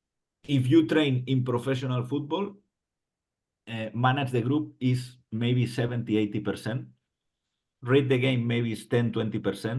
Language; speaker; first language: English; non-native, fluent; Spanish